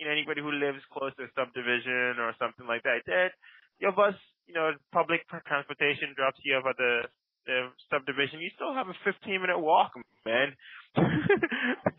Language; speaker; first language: English; non-native, local second language; Akan